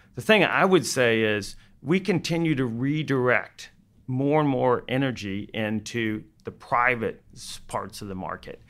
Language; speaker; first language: English; native; English